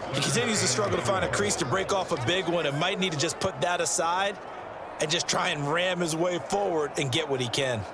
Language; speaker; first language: English; native; English